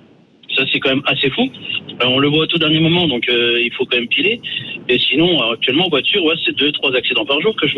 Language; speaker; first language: French; native; French